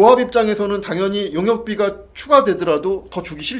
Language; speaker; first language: Korean; native; Korean